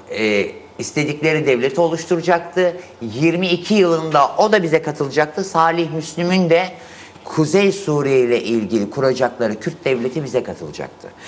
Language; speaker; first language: Turkish; native; Turkish